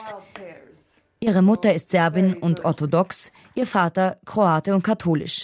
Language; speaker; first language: German; native; German